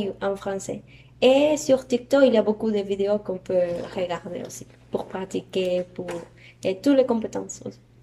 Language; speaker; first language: French; non-native, learner; Spanish